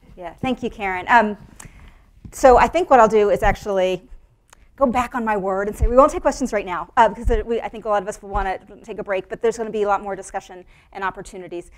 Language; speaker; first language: English; native; English